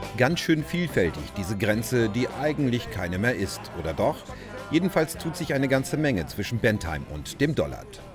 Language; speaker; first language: German; native; German